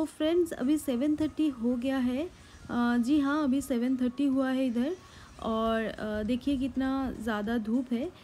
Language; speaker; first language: Hindi; non-native, local second language; Bangla